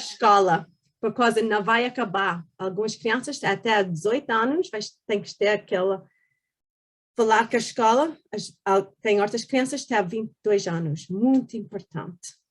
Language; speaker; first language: Portuguese; early bilingual, heritage; Portuguese